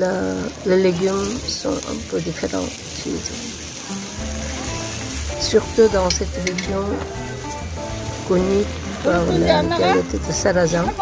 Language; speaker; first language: French; non-native, fluent; Korean